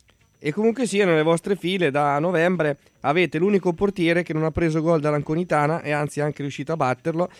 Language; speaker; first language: Italian; native; Italian